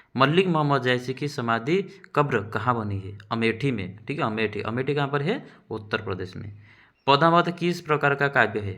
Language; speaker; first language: Hindi; non-native, local second language; Odia